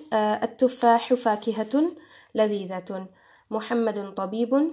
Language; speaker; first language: Arabic; non-native, fluent; Urdu